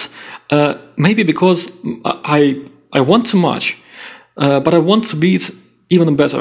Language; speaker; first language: English; non-native, fluent; Russian